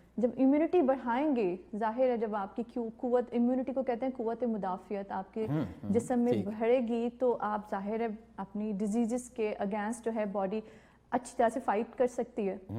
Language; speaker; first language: Urdu; native; Urdu